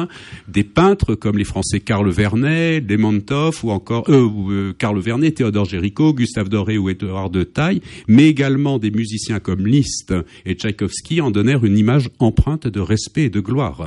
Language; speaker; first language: French; native; French